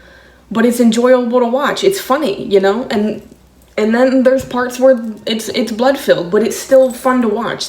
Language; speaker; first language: English; native; English